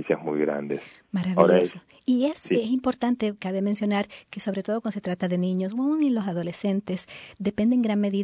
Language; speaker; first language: Spanish; native; Spanish